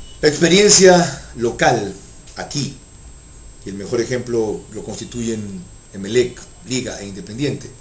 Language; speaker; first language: Spanish; native; Spanish